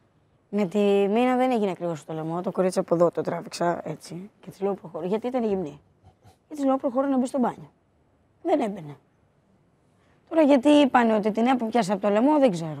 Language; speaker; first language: Greek; native; Greek